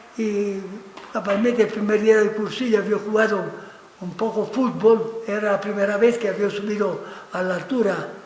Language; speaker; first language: Spanish; non-native, fluent; Italian